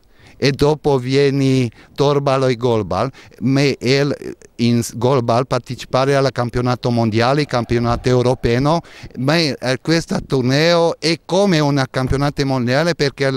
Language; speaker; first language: Italian; non-native, learner; Hungarian